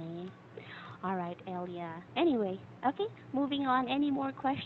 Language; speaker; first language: English; non-native, fluent; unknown